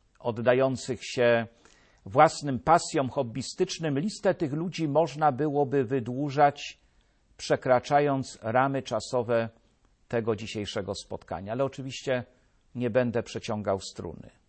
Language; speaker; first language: Polish; native; Polish